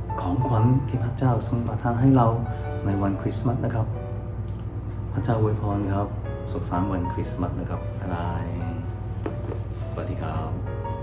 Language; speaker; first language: Thai; non-native, fluent; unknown